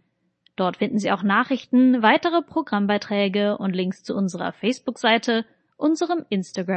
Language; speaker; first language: German; native; German